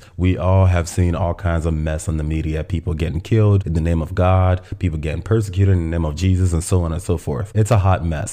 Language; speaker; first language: English; non-native, local second language; Igbo